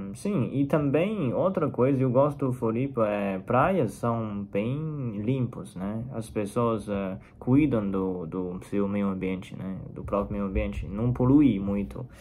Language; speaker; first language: Portuguese; non-native, fluent; Chinese